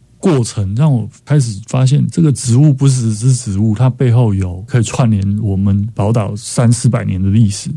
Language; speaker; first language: Chinese; native; Chinese